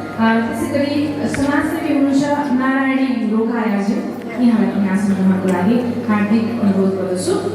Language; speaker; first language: Nepali; native; Nepali